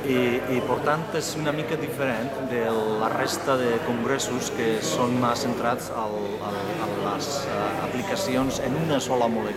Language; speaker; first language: Catalan; non-native, fluent; Basque